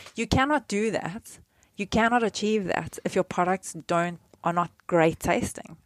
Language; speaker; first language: English; native; English